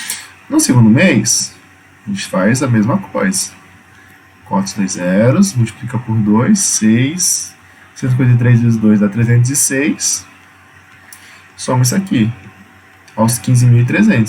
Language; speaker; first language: Portuguese; native; Portuguese